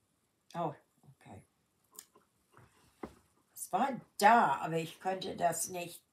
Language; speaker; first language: German; early bilingual, heritage; German